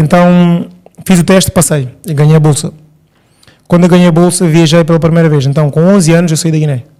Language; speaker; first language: Portuguese; early bilingual, other home language; Upper Guinea Crioulo